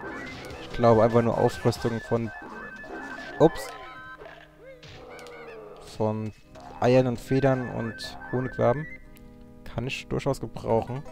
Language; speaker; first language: German; native; German